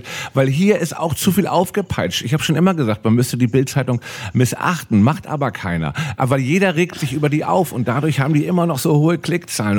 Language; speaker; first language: German; native; German